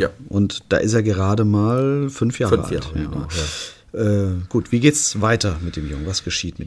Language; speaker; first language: German; native; German